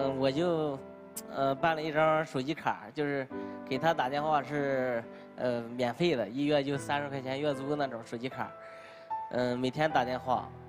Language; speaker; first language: Chinese; native; Chinese